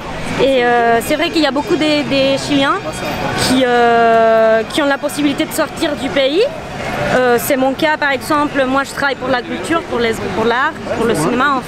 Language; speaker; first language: French; non-native, fluent; Spanish